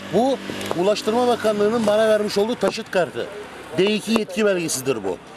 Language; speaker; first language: Turkish; native; Turkish